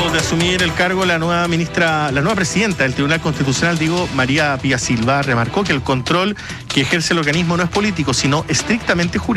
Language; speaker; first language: Spanish; native; Spanish